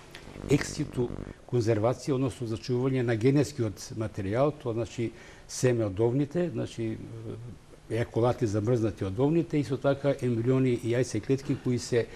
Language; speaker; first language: Macedonian; native; Macedonian